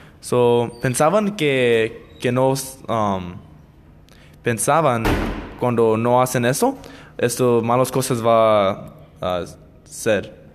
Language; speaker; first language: Spanish; non-native, learner; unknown